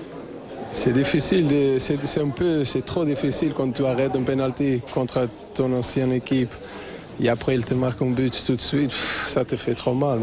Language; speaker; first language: French; non-native, fluent; Portuguese